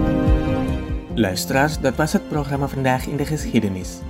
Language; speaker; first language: Dutch; non-native, fluent; Indonesian